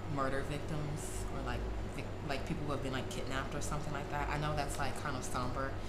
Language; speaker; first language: English; native; English